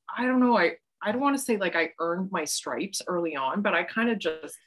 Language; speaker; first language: English; native; English